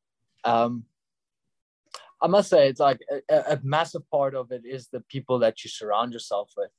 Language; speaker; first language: English; non-native, local second language; Afrikaans